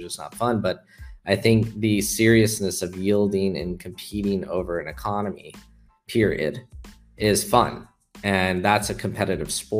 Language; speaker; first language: English; native; English